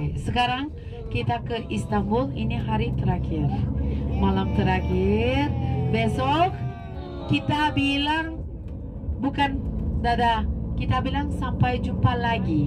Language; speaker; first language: Indonesian; non-native, fluent; Turkish